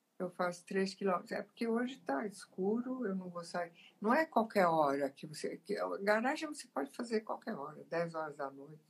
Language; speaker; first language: Portuguese; early bilingual, other home language; Italian